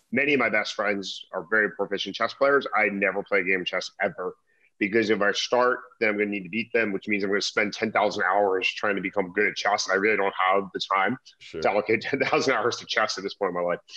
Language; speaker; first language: English; native; English